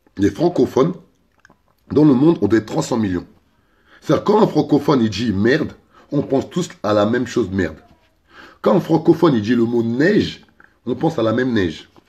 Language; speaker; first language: French; early bilingual, other home language; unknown